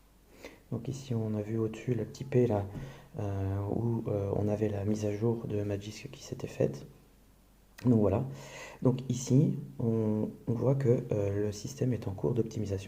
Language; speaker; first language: French; native; French